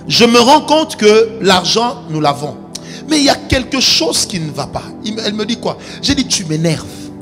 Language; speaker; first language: French; non-native, local second language; Lingala